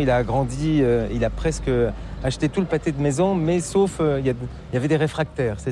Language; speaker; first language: French; native; French